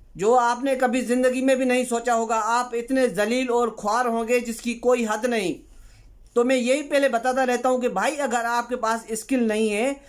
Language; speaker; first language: Urdu; non-native, local second language; Sindhi